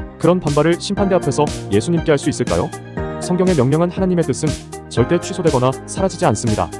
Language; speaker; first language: Korean; native; Korean